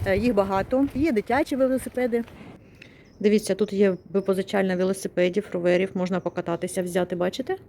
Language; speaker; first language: Ukrainian; non-native, local second language; Russian